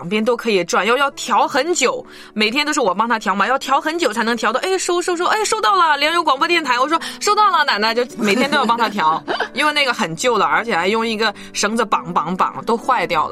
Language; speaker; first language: Chinese; native; Chinese